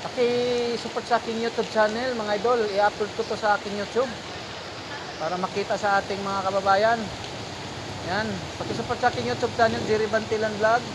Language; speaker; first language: Filipino; non-native, local second language; Cebuano